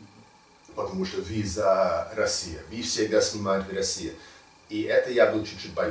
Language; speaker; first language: Russian; non-native, learner; English